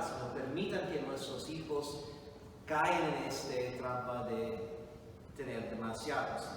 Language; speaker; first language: Spanish; non-native, fluent; English